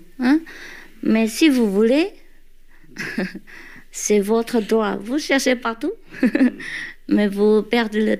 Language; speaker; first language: French; non-native, learner; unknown